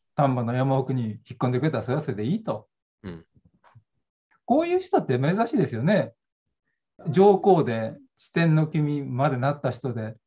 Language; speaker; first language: Japanese; native; Japanese